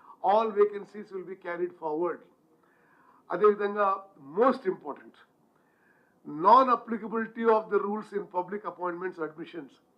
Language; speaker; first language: English; non-native, local second language; Telugu